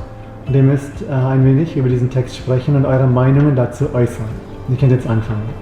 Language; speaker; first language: German; non-native, fluent; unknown